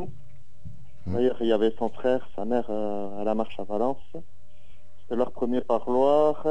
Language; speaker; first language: French; native; French